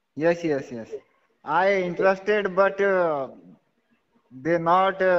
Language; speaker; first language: English; non-native, local second language; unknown